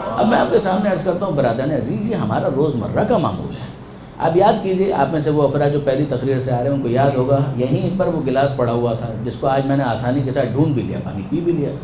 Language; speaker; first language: Urdu; non-native, local second language; Gujarati